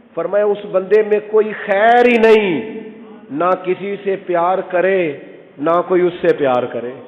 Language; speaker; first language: Urdu; non-native, local second language; Punjabi